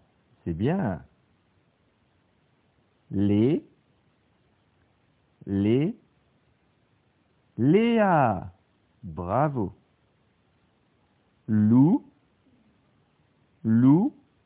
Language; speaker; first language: French; native; French